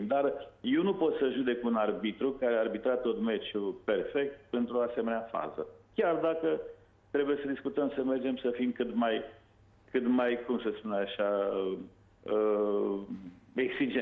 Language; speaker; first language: Romanian; native; Romanian